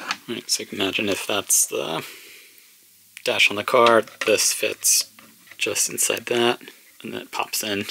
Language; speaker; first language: English; native; English